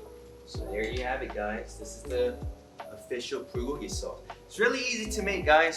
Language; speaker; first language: English; native; English